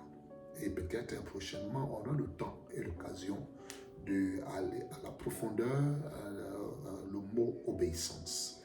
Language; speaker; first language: French; non-native, fluent; Akan